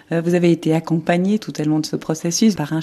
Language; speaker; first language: French; native; French